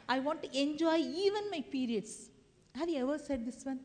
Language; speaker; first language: English; non-native, local second language; Tamil